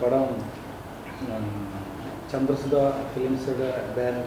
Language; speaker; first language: Tamil; non-native, learner; Malayalam